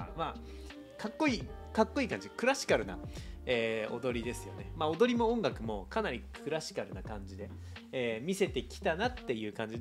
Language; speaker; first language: Japanese; native; Japanese